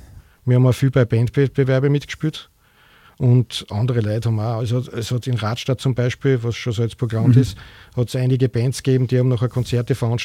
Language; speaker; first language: German; native; German